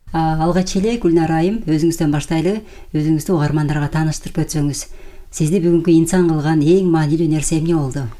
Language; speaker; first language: Kyrgyz; native; Kyrgyz